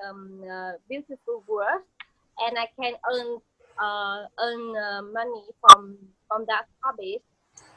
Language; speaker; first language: English; non-native, learner; Vietnamese